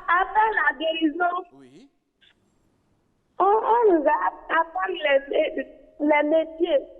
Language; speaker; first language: French; non-native, learner; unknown